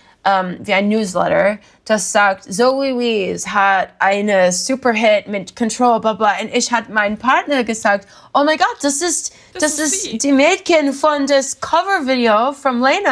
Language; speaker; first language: German; non-native, learner; English